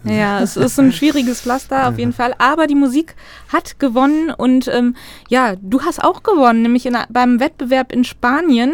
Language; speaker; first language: German; native; German